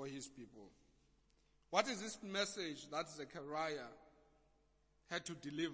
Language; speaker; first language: English; non-native, local second language; Xhosa